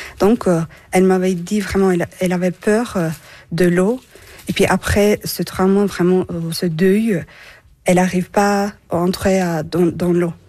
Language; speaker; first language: French; non-native, learner; Turkish